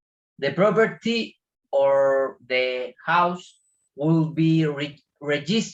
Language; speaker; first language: English; non-native, learner; Spanish